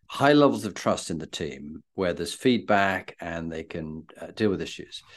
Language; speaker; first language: English; native; English